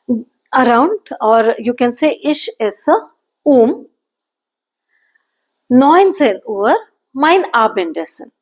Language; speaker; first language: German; non-native, fluent; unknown